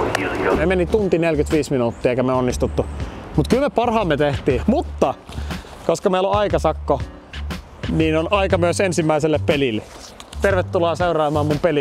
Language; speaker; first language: Finnish; native; Finnish